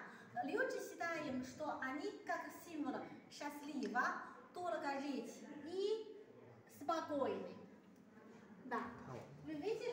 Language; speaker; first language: Russian; non-native, learner; Chinese